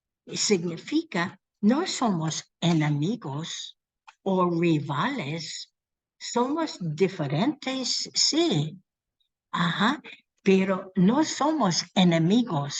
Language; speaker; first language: Spanish; non-native, learner; English